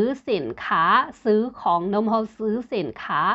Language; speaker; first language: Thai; non-native, fluent; Burmese